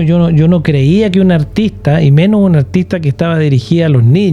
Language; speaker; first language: Spanish; native; Spanish